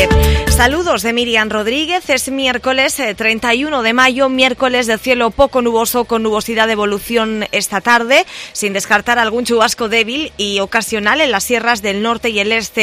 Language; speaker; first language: Spanish; native; Spanish